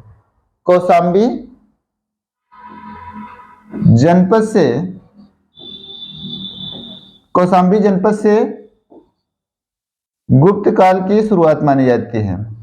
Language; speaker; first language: Hindi; native; Hindi